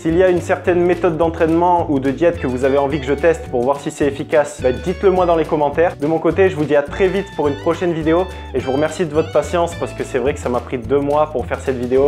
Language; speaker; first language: French; native; French